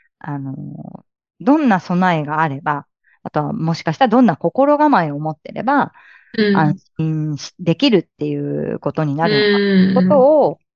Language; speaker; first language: Japanese; native; Japanese